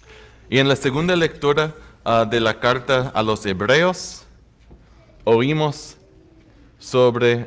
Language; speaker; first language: Spanish; non-native, fluent; English